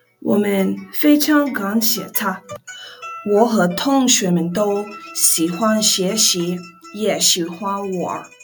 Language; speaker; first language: Chinese; non-native, learner; English